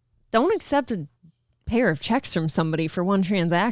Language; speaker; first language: English; native; English